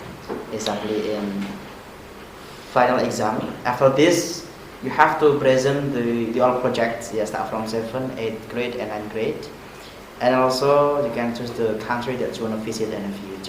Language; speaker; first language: English; non-native, fluent; Indonesian